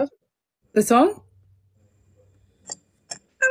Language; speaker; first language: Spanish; non-native, learner; German